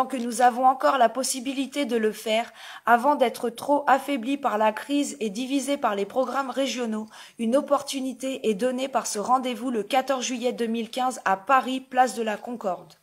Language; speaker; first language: French; native; French